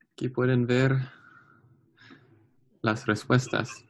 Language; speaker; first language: Spanish; non-native, learner; English